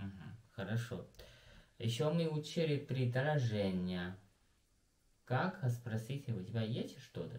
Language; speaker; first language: Russian; non-native, learner; Chinese